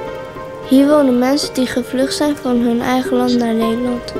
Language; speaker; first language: Dutch; early bilingual, other home language; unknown